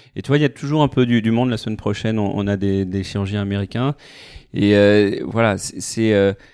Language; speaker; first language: French; native; French